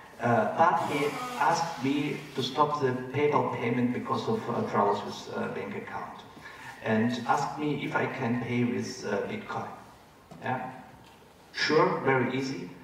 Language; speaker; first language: English; non-native, fluent; German